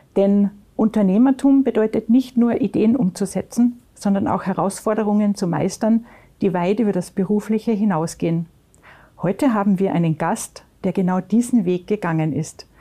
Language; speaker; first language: German; native; German